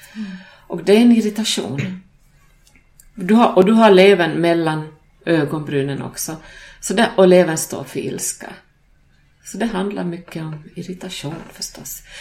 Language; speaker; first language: Swedish; native; Swedish